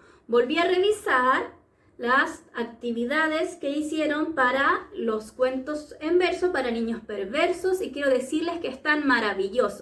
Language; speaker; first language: Spanish; native; Spanish